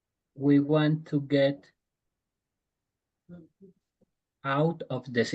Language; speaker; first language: English; non-native, learner; Spanish